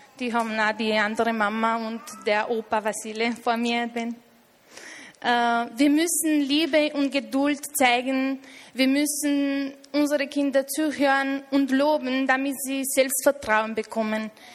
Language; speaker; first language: German; non-native, fluent; Romanian